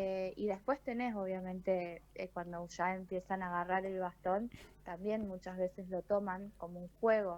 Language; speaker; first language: Spanish; native; Spanish